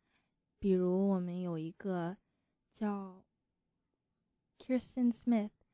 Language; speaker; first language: Chinese; early bilingual, heritage; Chinese